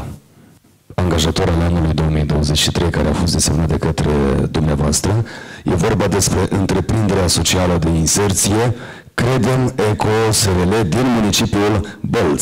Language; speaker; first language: Romanian; native; Romanian